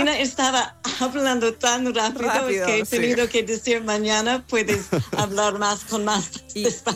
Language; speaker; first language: Spanish; non-native, fluent; English